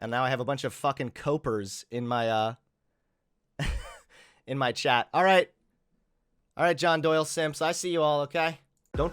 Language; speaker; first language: English; native; English